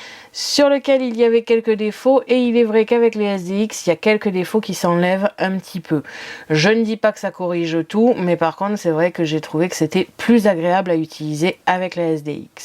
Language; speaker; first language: French; native; French